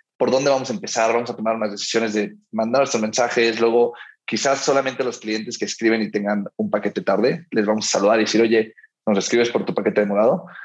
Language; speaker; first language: Spanish; early bilingual, heritage; Spanish